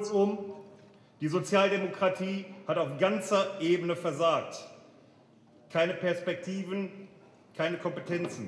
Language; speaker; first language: German; native; German